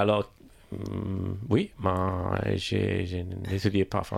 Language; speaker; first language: French; non-native, learner; Italian